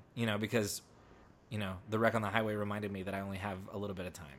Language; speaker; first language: English; native; English